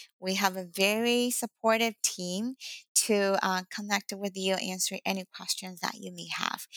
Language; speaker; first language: English; non-native, fluent; Chinese